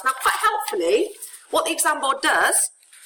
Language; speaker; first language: English; native; English